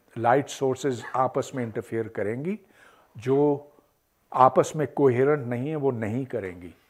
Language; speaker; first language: Urdu; native; Urdu